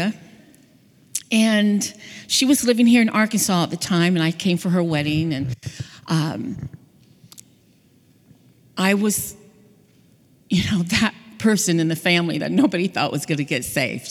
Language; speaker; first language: English; native; English